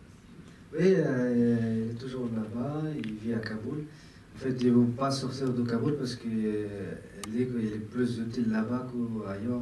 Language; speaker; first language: French; non-native, fluent; Persian